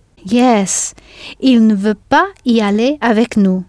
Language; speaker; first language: French; non-native, fluent; English